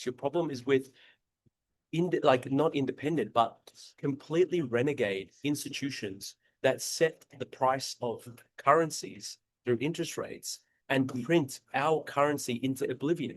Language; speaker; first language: English; native; English